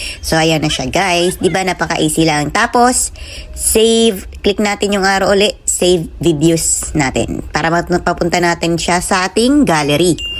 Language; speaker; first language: Filipino; non-native, local second language; Cebuano